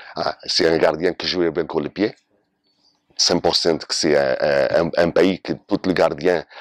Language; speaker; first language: French; non-native, learner; Portuguese